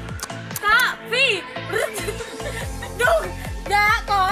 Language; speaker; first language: Vietnamese; non-native, learner; Indonesian